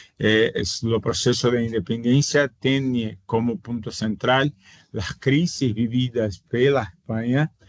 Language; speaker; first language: Spanish; non-native, fluent; Portuguese